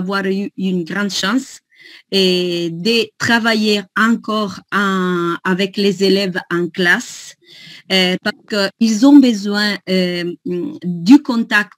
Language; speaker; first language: French; non-native, fluent; Italian